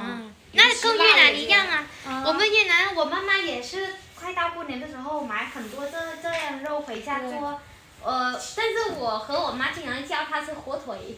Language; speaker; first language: Chinese; non-native, fluent; Vietnamese